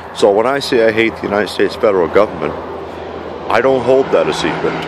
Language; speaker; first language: English; native; English